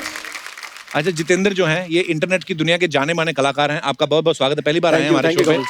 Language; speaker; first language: Hindi; native; Hindi